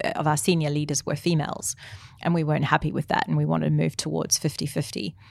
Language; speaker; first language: English; native; English